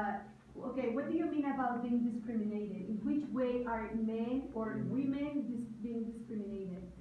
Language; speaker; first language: English; non-native, fluent; Spanish